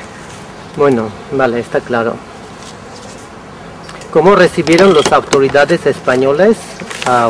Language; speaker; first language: Spanish; non-native, fluent; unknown